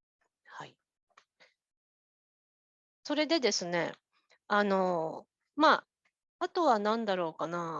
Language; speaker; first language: Japanese; native; Japanese